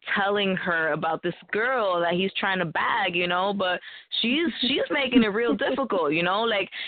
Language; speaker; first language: English; early bilingual, other home language; Spanish